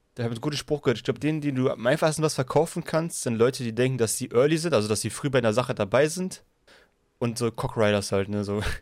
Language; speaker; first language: German; early bilingual, other home language; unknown